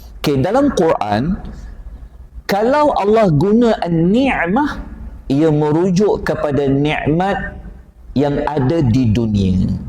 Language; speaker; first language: Malay; native; Malay